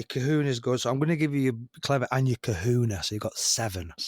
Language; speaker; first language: English; native; English